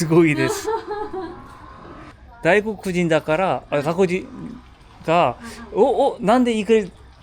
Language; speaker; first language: Japanese; non-native, learner; Korean